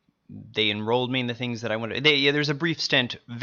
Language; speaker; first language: English; native; English